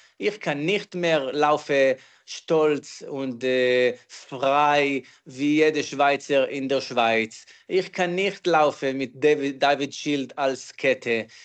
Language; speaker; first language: German; non-native, learner; Hebrew